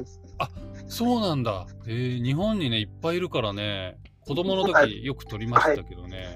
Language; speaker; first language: Japanese; native; Japanese